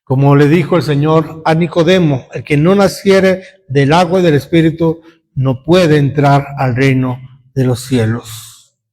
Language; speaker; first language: Spanish; native; Spanish